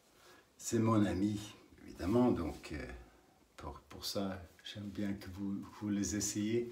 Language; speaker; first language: French; non-native, learner; English